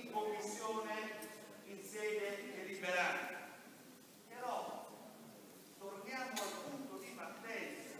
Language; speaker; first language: Italian; native; Italian